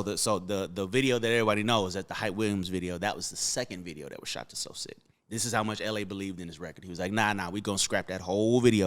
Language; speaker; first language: English; native; English